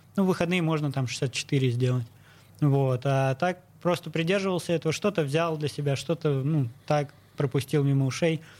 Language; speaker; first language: Russian; native; Russian